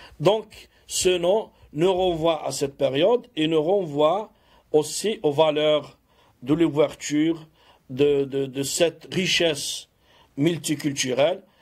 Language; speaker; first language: French; non-native, local second language; Arabic